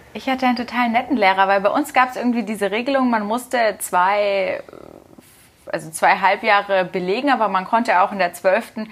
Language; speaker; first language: German; native; German